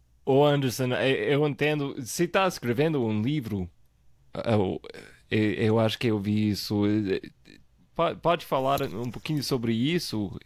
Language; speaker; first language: Portuguese; non-native, fluent; English